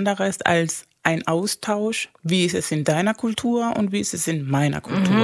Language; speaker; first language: German; non-native, fluent; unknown